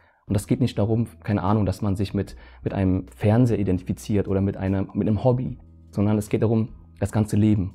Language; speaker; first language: German; early bilingual, other home language; Vietnamese